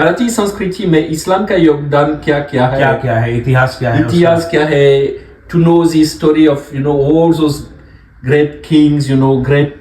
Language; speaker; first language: Hindi; non-native, learner; French